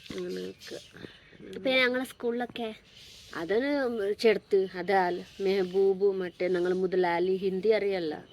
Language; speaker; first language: Malayalam; non-native, local second language; Hindi